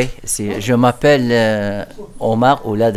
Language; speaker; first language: French; non-native, learner; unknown